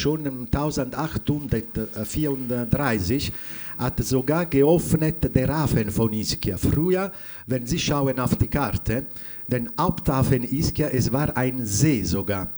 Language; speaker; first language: German; non-native, fluent; Italian